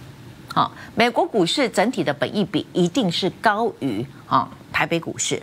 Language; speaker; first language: Chinese; native; Chinese